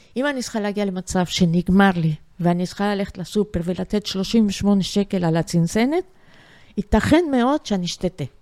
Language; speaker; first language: Hebrew; non-native, fluent; Spanish